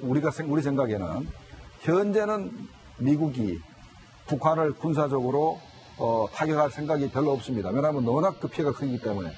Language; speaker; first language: Korean; native; Korean